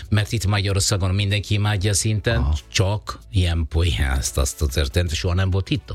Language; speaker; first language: Hungarian; non-native, learner; Italian